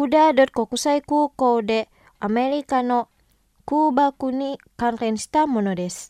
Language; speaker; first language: Japanese; non-native, fluent; Indonesian